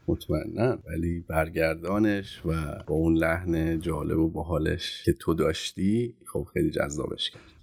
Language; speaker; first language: Persian; non-native, local second language; Azerbaijani